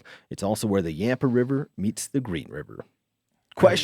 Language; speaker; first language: English; native; English